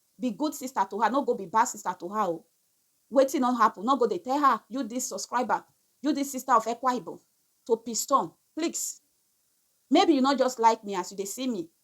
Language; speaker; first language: Nigerian Pidgin; non-native, local second language; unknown